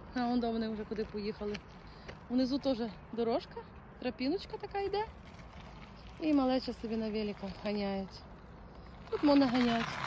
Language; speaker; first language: Ukrainian; non-native, local second language; Russian